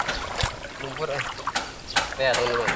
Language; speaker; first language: Indonesian; non-native, local second language; Sundanese